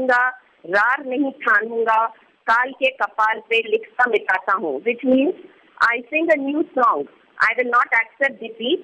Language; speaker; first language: English; non-native, local second language; Hindi